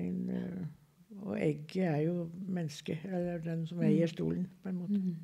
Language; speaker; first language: Norwegian; native; Norwegian